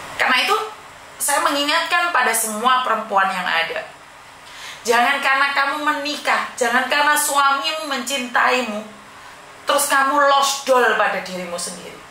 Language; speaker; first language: Indonesian; non-native, local second language; Javanese